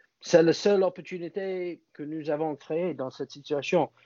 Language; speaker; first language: French; non-native, fluent; English